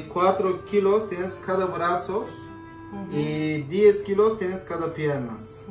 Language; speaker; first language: Spanish; non-native, fluent; Turkish